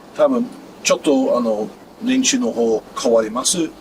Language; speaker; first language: Japanese; non-native, learner; English